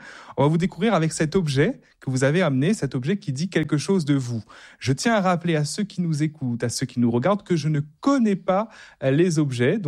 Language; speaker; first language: French; native; French